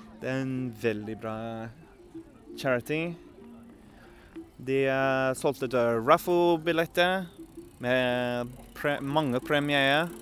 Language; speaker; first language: Norwegian; non-native, learner; English